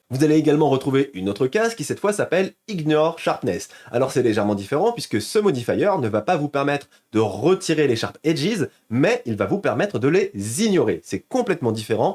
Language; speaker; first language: French; native; French